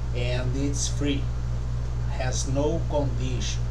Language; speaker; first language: English; non-native, learner; Portuguese